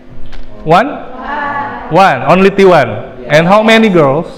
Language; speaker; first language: English; non-native, fluent; Indonesian